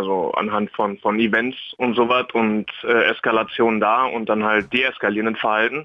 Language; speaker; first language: German; native; German